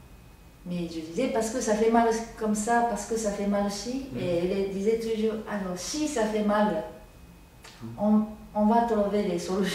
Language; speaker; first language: French; non-native, learner; Japanese